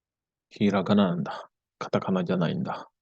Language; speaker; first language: Japanese; non-native, fluent; Indonesian